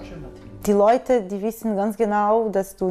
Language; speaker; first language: German; non-native, fluent; Portuguese